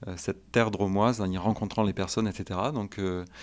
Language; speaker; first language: French; native; French